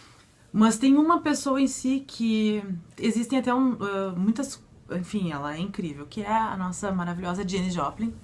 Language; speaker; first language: Portuguese; native; Portuguese